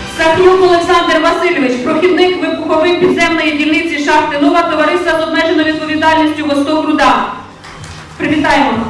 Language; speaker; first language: Ukrainian; native; Ukrainian